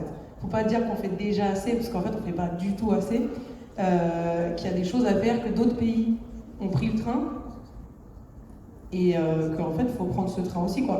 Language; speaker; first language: French; native; French